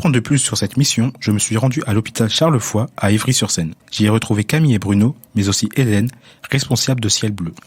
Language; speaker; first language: French; native; French